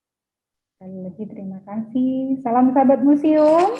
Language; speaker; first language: Indonesian; native; Indonesian